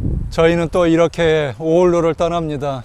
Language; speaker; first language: Korean; native; Korean